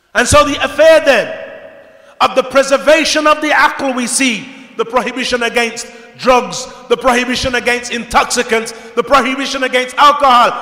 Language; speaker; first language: English; native; English